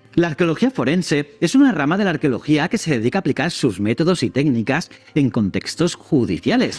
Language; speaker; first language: Spanish; native; Spanish